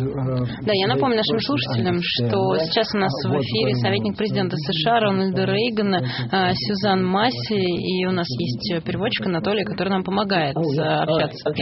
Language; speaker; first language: Russian; native; Russian